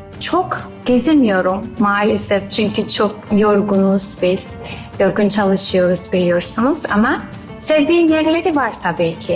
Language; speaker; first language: Turkish; non-native, learner; Georgian